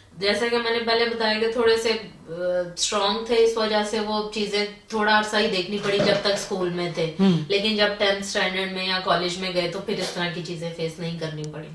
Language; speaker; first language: Urdu; native; Urdu